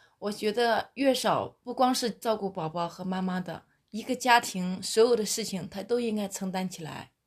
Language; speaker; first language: Chinese; native; Chinese